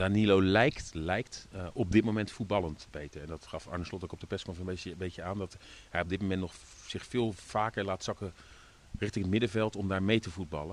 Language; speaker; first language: Dutch; native; Dutch